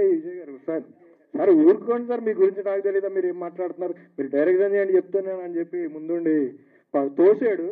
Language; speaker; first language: Telugu; native; Telugu